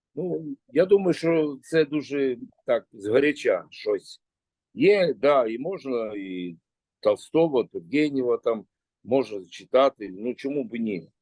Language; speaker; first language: Ukrainian; native; Ukrainian